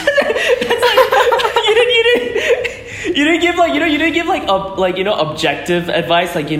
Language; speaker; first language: English; native; English